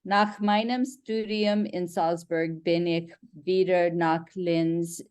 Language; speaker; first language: German; non-native, learner; English